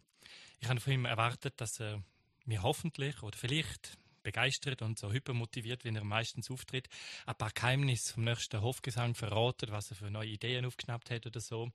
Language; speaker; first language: German; native; German